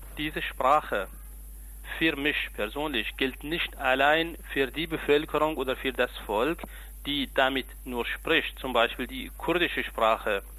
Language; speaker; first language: German; non-native, fluent; Kurdish